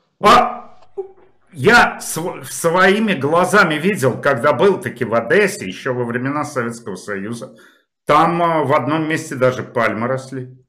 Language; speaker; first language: Russian; native; Russian